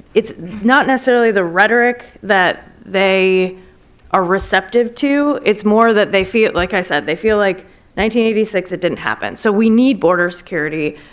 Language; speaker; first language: English; native; English